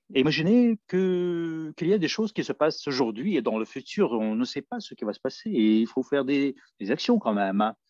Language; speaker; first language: French; non-native, fluent; Spanish